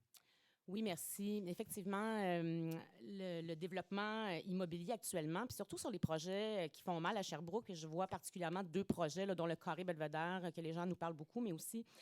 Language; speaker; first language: French; native; French